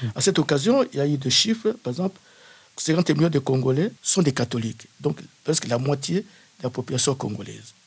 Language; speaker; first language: French; non-native, local second language; Kongo